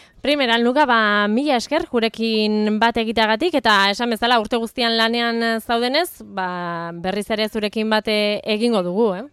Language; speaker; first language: Basque; native; Basque